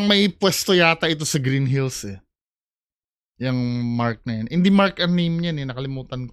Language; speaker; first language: Filipino; native; Filipino